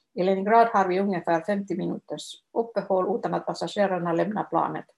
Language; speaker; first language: Swedish; non-native, local second language; Finnish